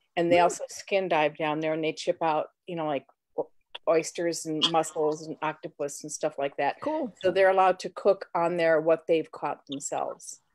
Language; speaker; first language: English; native; English